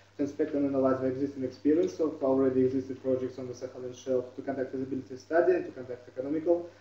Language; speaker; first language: English; non-native, fluent; Russian